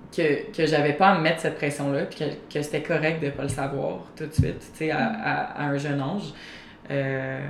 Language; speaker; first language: French; native; French